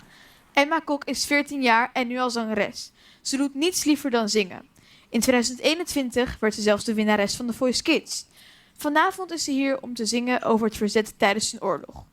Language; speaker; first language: Dutch; native; Dutch